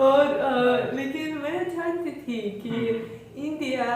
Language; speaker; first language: Hindi; non-native, learner; Russian